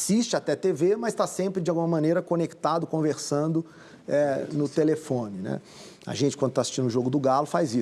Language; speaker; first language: Portuguese; native; Portuguese